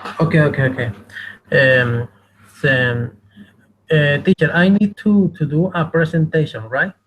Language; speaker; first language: English; non-native, learner; Spanish